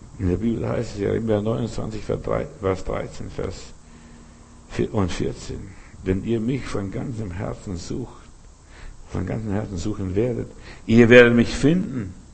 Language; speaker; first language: German; early bilingual, other home language; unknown